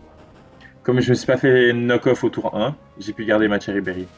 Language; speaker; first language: French; native; French